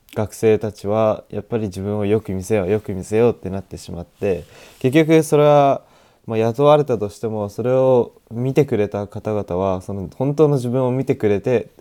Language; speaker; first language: Japanese; native; Japanese